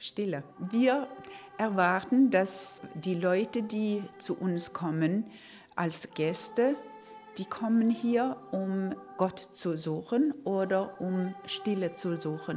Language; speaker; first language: German; non-native, fluent; Norwegian